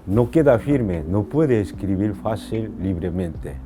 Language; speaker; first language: Spanish; non-native, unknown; Korean